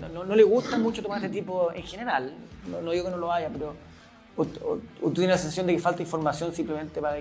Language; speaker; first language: Spanish; native; Spanish